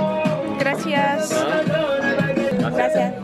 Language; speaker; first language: Spanish; non-native, fluent; Russian